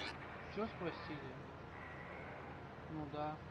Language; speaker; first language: Russian; native; Russian